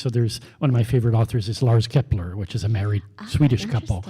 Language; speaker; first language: English; native; English